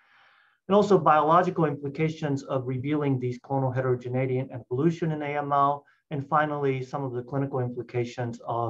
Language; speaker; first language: English; non-native, fluent; Japanese